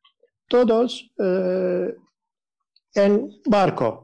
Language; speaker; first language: Spanish; non-native, learner; Turkish